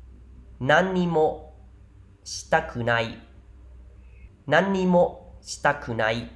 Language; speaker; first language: Japanese; non-native, fluent; Khmer